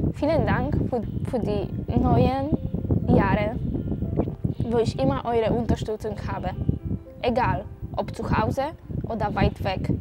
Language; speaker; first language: German; non-native, fluent; Polish